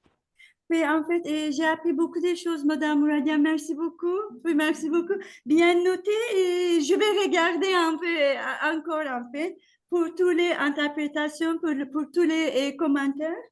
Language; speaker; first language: French; non-native, fluent; Turkish